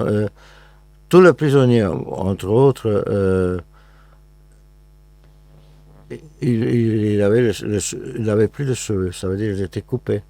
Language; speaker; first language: French; non-native, fluent; Hungarian